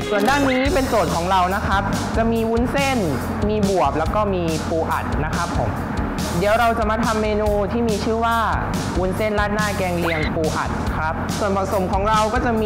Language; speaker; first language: Thai; native; Thai